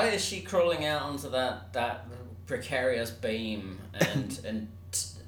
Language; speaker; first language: English; native; English